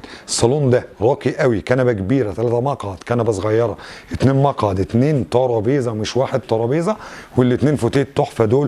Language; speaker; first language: Arabic; native; Arabic